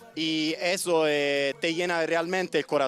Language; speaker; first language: Spanish; non-native, learner; Italian